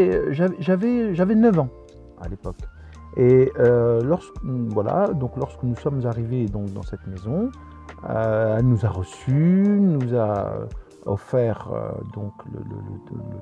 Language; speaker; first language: French; early bilingual, other home language; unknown